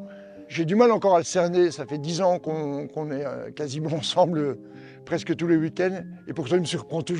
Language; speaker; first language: French; native; French